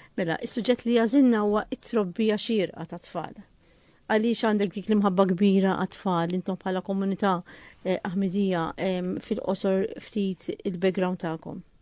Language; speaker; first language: Maltese; native; Maltese